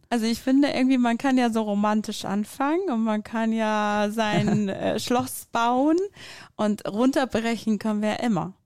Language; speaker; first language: German; non-native, fluent; Persian